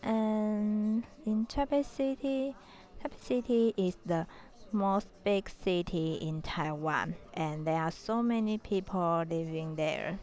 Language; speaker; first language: English; non-native, learner; Chinese